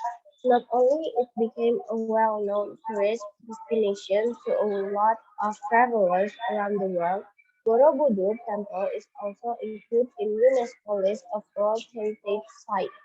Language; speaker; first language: English; non-native, learner; Indonesian